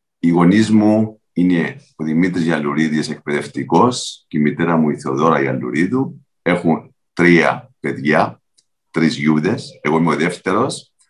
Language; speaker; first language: Greek; native; Greek